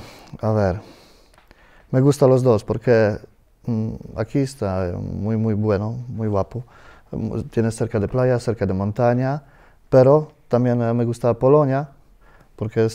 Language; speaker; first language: Spanish; non-native, learner; Polish